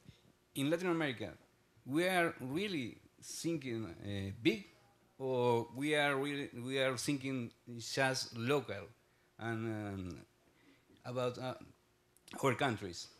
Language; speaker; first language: English; non-native, learner; Spanish